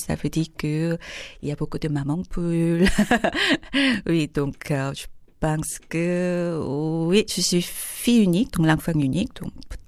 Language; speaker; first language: French; non-native, fluent; Korean